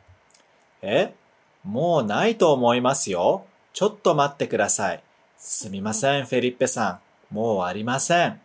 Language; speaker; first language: Japanese; non-native, fluent; Portuguese